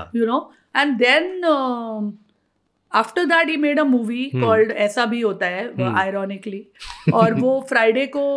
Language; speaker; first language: Hindi; native; Hindi